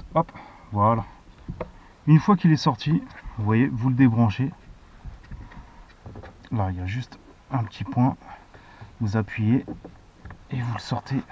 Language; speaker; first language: French; native; French